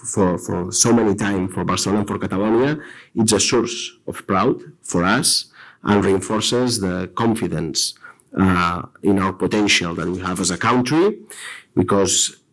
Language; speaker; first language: English; non-native, fluent; Catalan